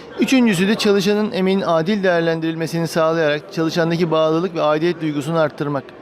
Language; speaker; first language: Turkish; native; Turkish